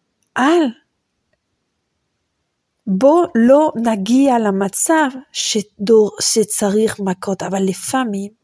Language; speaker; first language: Hebrew; non-native, fluent; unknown